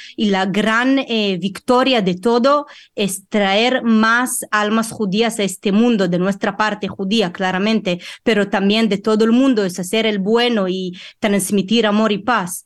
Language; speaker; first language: Spanish; non-native, fluent; Russian